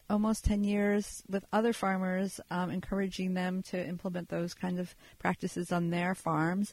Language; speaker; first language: English; native; English